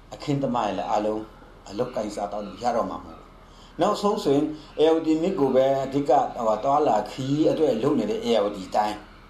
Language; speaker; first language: Burmese; non-native, local second language; Kachin